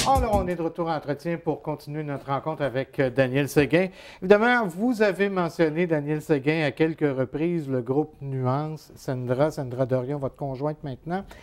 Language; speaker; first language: French; native; French